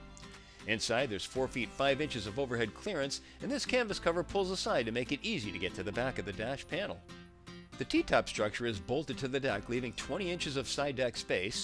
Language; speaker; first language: English; native; English